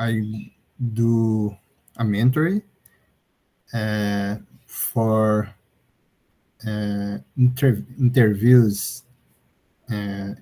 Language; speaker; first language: English; non-native, learner; Portuguese